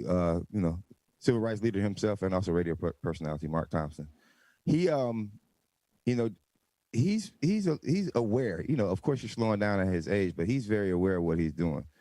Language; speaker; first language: English; native; English